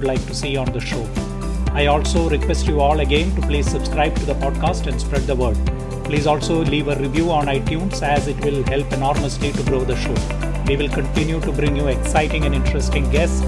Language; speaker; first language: English; non-native, local second language; Malayalam